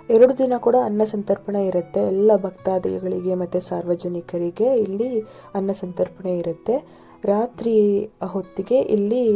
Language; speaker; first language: Kannada; non-native, local second language; Tulu